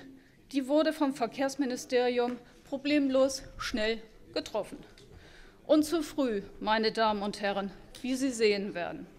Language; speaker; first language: German; native; German